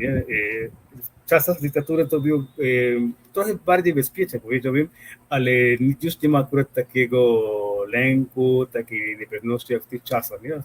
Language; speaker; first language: Polish; non-native, fluent; Spanish